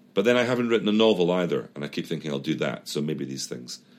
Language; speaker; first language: English; native; English